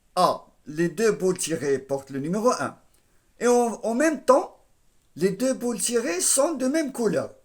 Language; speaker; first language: French; non-native, local second language; Arabic